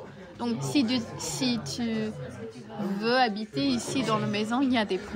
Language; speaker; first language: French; non-native, learner; English